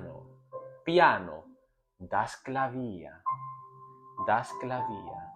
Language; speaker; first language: German; non-native, learner; Spanish